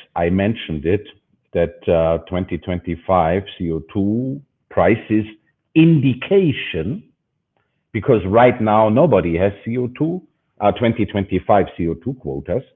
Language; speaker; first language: English; non-native, fluent; German